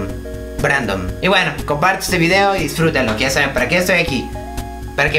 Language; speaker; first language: Spanish; native; Spanish